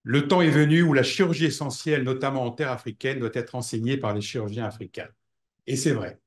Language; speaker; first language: French; native; French